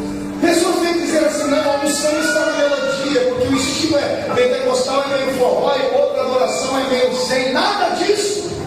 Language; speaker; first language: Portuguese; native; Portuguese